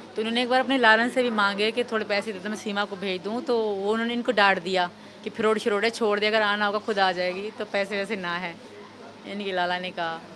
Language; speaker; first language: Urdu; non-native, local second language; Sindhi